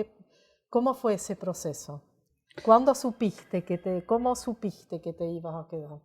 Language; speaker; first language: Spanish; native; Spanish